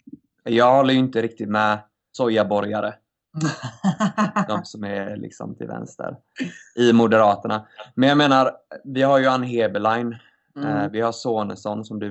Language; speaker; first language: Swedish; native; Swedish